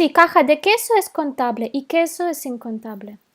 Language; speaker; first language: Spanish; non-native, fluent; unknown